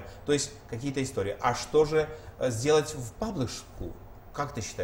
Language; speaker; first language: Russian; native; Russian